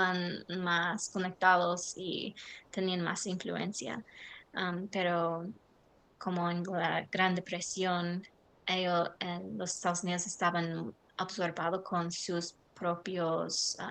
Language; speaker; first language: Spanish; non-native, learner; English